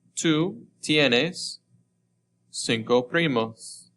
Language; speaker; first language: Spanish; non-native, fluent; English